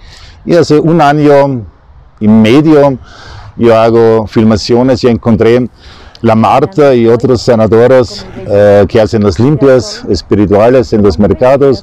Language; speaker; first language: Spanish; non-native, learner; German